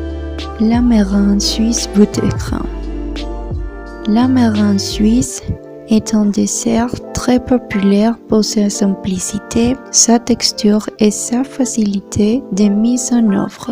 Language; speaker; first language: French; non-native, learner; Spanish